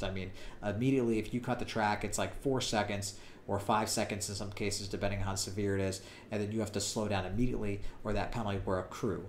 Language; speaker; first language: English; native; English